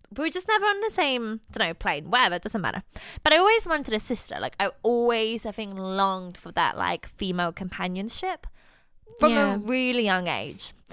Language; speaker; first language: English; non-native, fluent; Polish